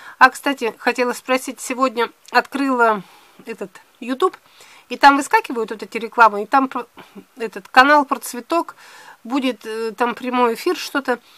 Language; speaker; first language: Russian; native; Russian